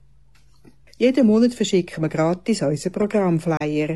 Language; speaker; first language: German; native; German